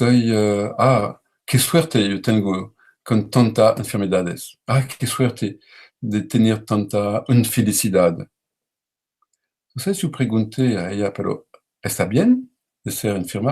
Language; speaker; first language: Spanish; non-native, learner; French